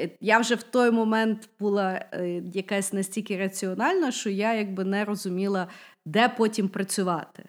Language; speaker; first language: Ukrainian; non-native, local second language; Russian